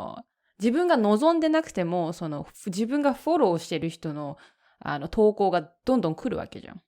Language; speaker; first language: Japanese; native; Japanese